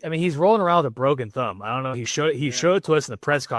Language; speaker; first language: English; native; English